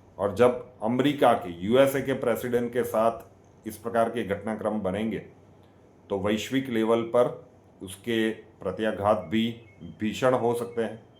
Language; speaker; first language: Hindi; non-native, local second language; Gujarati